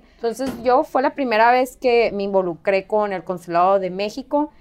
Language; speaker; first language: Spanish; native; Spanish